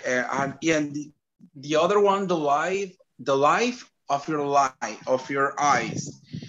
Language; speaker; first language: English; non-native, fluent; Spanish